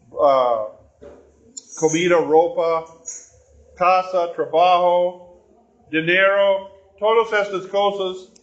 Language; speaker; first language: Spanish; non-native, learner; English